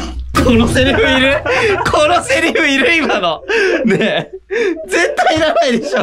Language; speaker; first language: Japanese; native; Japanese